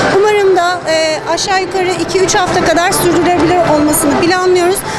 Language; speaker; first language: Turkish; native; Turkish